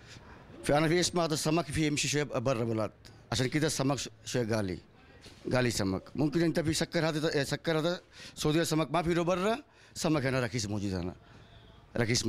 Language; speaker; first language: Arabic; non-native, learner; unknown